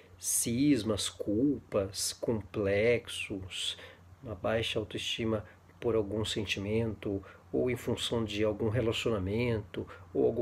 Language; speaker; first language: Portuguese; native; Portuguese